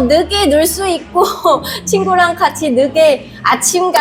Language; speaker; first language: Korean; non-native, fluent; Chinese